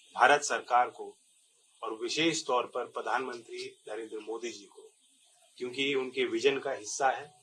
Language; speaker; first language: Hindi; native; Hindi